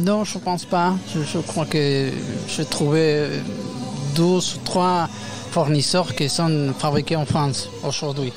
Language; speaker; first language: French; non-native, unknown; Spanish